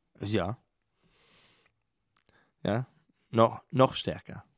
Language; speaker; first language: German; non-native, learner; English